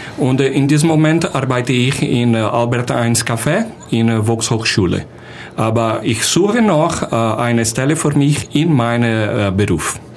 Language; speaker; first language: German; non-native, learner; Portuguese